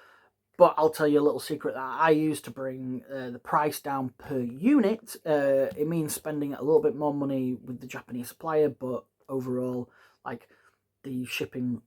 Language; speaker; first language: English; native; English